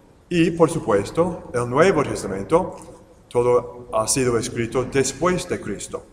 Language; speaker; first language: Spanish; non-native, fluent; English